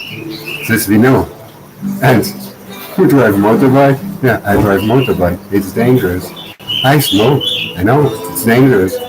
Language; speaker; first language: English; non-native, learner; German